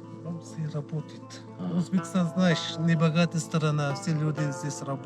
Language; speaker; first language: Russian; non-native, learner; Uzbek